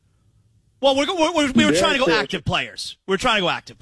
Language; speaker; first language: English; native; English